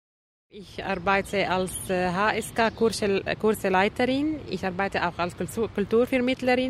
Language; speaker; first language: German; non-native, learner; Arabic